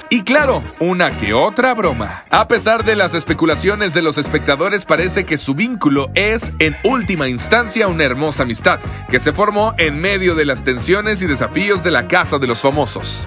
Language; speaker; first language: Spanish; native; Spanish